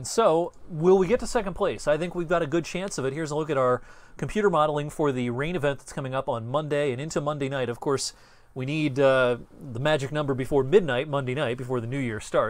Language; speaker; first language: English; native; English